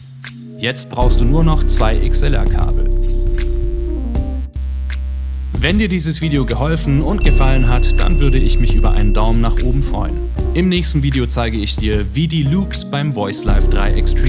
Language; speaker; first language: German; native; German